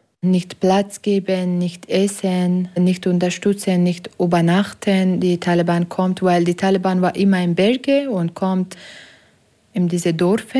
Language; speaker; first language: German; non-native, learner; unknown